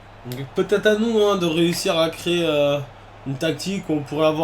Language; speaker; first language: French; native; French